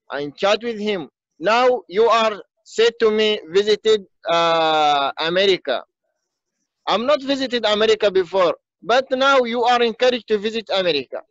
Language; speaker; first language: English; non-native, learner; Arabic